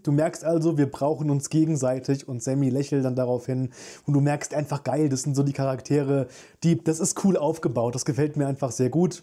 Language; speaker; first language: German; native; German